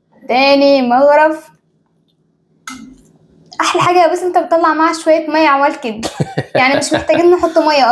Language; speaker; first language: Arabic; native; Arabic